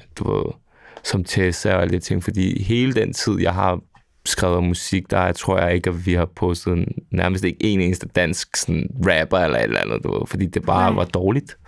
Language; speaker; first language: Danish; early bilingual, other home language; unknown